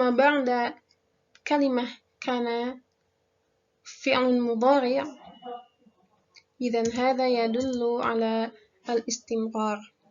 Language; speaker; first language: Arabic; non-native, fluent; Indonesian